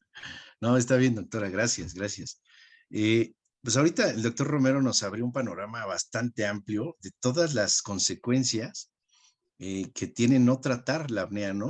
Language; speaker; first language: Spanish; native; Spanish